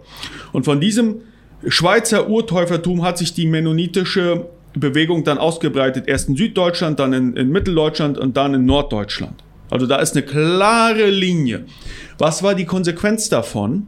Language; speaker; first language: German; non-native, local second language; Plautdietsch